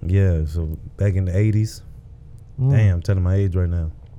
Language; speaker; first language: English; early bilingual, other home language; Spanish